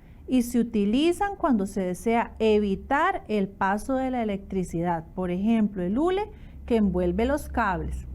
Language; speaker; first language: Spanish; native; Spanish